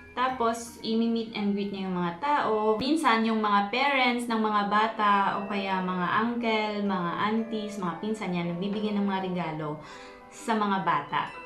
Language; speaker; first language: Filipino; non-native, local second language; Iloko